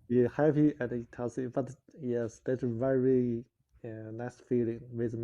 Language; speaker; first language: English; non-native, learner; Chinese